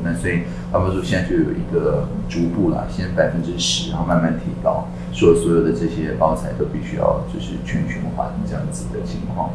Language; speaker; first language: Chinese; native; Chinese